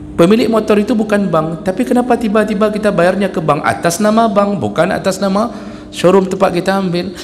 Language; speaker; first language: Malay; non-native, local second language; Achinese